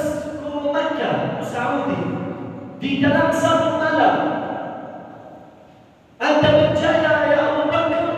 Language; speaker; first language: Indonesian; non-native, learner; Arabic